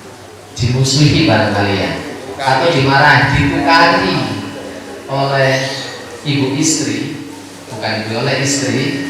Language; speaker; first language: Indonesian; non-native, local second language; Javanese